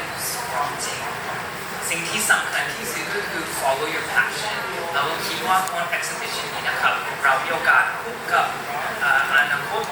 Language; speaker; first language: Thai; non-native, fluent; English